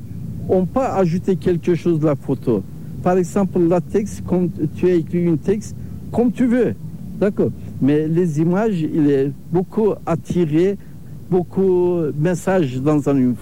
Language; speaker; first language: French; non-native, learner; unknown